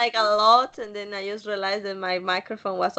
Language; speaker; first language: English; non-native, learner; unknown